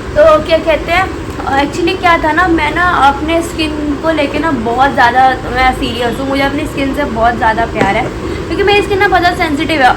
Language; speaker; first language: Hindi; non-native, local second language; Maithili